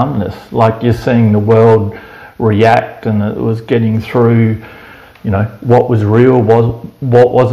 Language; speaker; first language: English; native; English